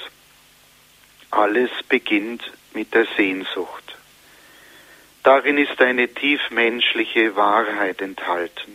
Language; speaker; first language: German; native; German